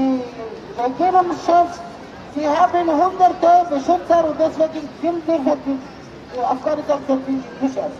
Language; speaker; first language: German; non-native, learner; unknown